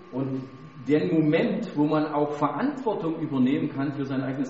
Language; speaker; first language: German; native; German